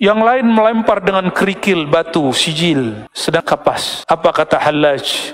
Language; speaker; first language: Malay; non-native, local second language; Minangkabau